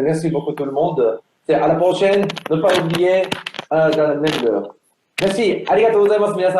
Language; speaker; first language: French; non-native, learner; Japanese